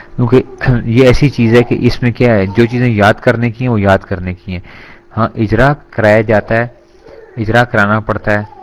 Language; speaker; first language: Urdu; native; Urdu